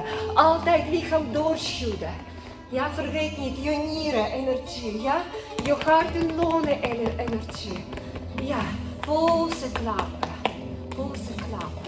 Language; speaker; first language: Dutch; non-native, learner; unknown